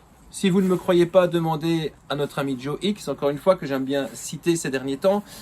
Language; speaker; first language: French; native; French